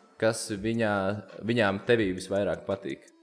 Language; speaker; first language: Latvian; native; Latvian